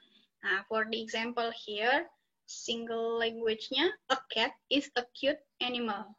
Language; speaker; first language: English; non-native, local second language; Indonesian